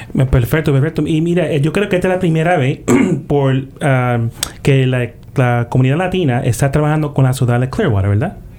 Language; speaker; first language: Spanish; early bilingual, heritage; Spanish